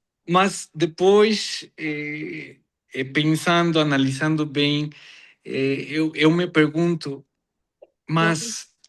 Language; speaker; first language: Portuguese; non-native, fluent; Spanish